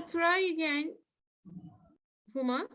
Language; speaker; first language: English; non-native, learner; Turkish